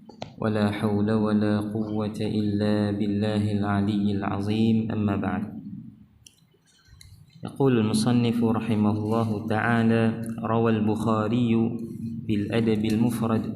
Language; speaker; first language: Arabic; non-native, fluent; Malay